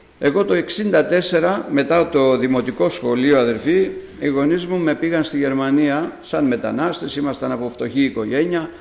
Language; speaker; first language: Greek; native; Greek